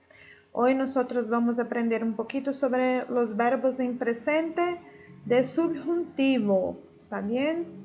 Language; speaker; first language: Spanish; non-native, fluent; Portuguese